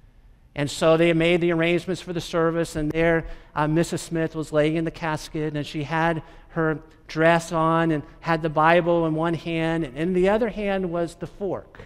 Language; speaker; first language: English; native; English